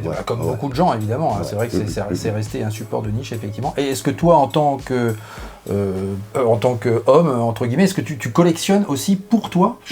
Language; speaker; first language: French; native; French